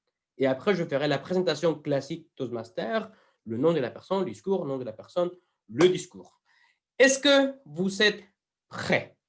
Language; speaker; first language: French; non-native, fluent; Spanish